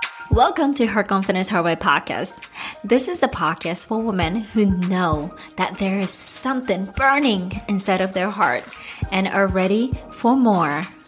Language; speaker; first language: English; non-native, fluent; Japanese